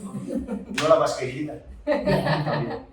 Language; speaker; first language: Spanish; non-native, fluent; Portuguese